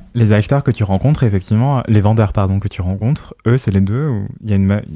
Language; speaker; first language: French; native; French